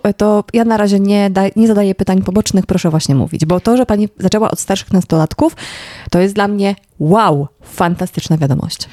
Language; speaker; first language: Polish; native; Polish